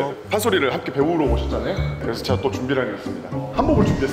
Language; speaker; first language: Korean; native; Korean